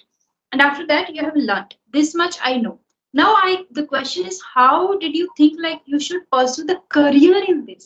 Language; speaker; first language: English; non-native, local second language; Hindi